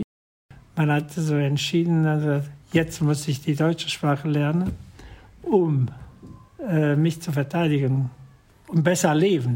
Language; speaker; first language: German; non-native, fluent; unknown